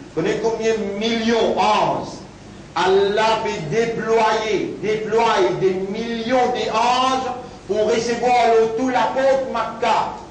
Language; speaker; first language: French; non-native, local second language; Morisyen